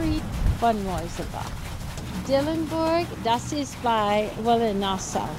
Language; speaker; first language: German; early bilingual, heritage; English